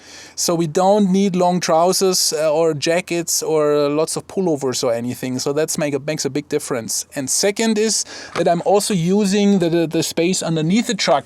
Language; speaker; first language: English; non-native, fluent; German